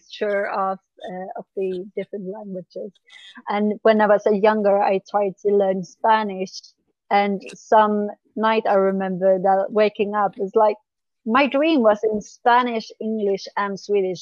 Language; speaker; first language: English; non-native, fluent; Swedish